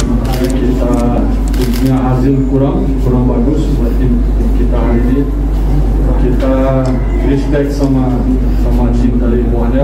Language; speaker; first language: Indonesian; non-native, fluent; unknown